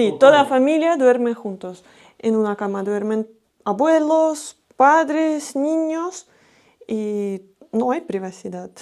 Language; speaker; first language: Spanish; non-native, fluent; Russian